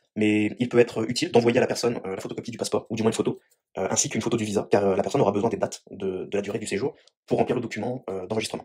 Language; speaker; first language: French; native; French